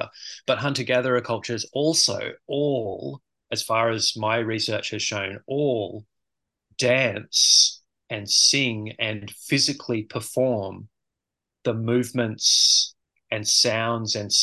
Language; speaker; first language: English; native; English